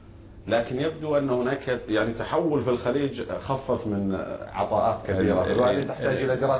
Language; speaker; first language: Arabic; native; Arabic